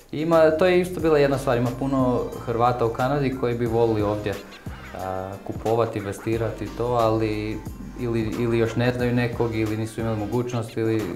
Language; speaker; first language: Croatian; early bilingual, heritage; Croatian